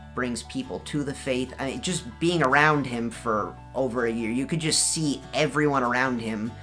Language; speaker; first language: English; native; English